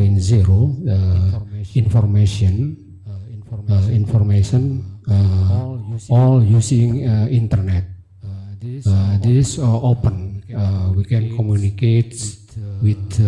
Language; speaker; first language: English; non-native, learner; Indonesian